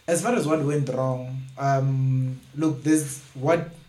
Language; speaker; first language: English; non-native, local second language; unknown